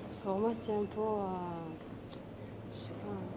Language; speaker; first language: French; non-native, fluent; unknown